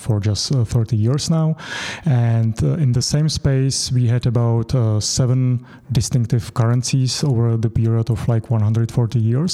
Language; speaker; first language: English; non-native, fluent; Czech